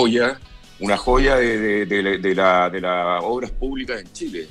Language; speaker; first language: Spanish; native; Spanish